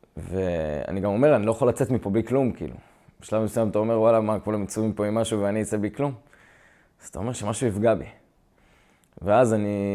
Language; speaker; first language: Hebrew; native; Hebrew